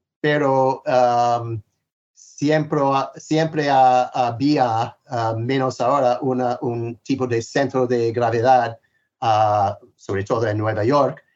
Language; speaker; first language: Spanish; non-native, fluent; English